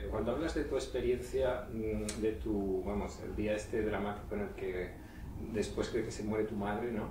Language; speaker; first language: Spanish; native; Spanish